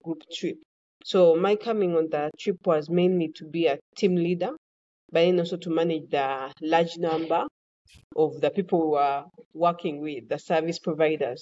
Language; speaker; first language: English; non-native, local second language; Ganda